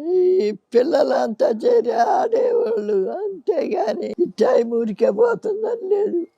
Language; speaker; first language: Telugu; native; Telugu